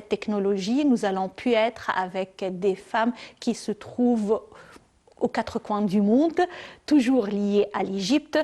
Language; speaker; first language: French; non-native, fluent; Arabic